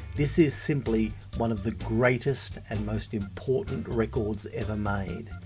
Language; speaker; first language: English; native; English